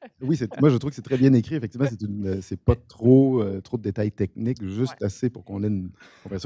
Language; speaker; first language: French; native; French